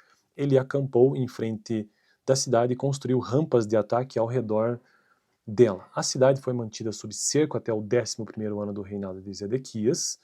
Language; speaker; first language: Portuguese; native; Portuguese